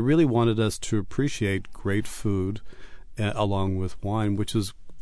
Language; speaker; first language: English; native; English